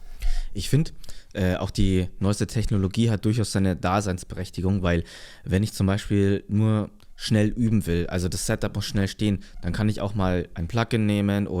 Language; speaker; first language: German; native; German